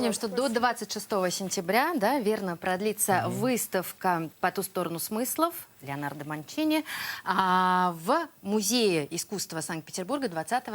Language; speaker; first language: Russian; native; Russian